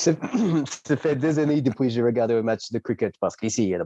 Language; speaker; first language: French; non-native, fluent; English